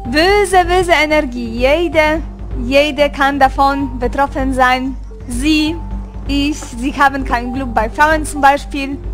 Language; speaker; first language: German; non-native, fluent; Hungarian